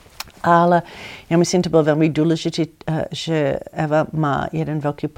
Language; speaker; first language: Czech; non-native, fluent; English